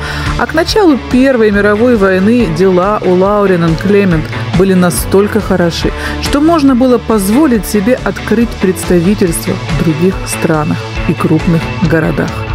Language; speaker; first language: Russian; native; Russian